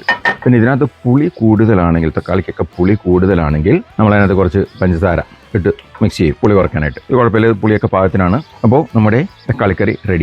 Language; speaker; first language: Malayalam; native; Malayalam